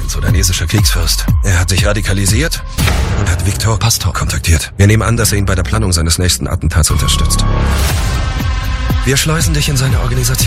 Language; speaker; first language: German; native; German